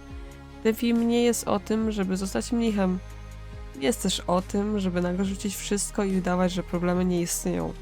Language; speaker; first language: Polish; native; Polish